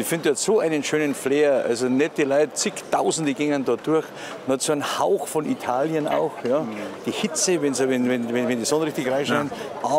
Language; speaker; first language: German; native; German